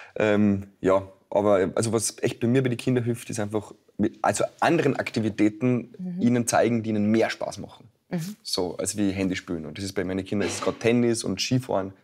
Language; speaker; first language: German; native; German